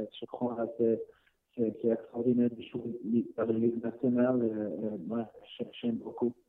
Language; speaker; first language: French; non-native, learner; Swiss German